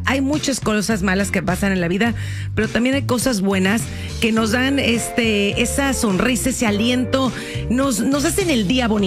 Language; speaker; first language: Spanish; native; Spanish